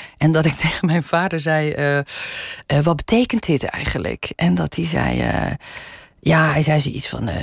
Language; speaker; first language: Dutch; non-native, local second language; Limburgish